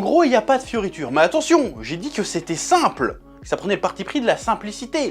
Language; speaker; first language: French; native; French